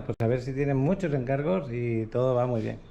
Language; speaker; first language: Spanish; native; Spanish